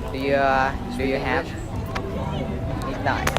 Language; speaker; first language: English; non-native, learner; Thai